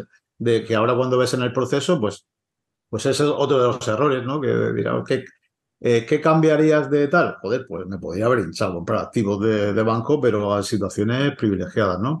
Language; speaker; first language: Spanish; native; Spanish